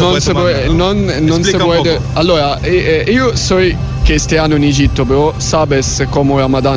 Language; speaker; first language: Spanish; non-native, learner; Arabic